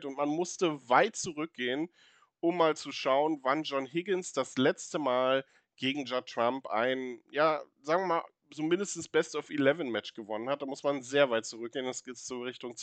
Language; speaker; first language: German; native; German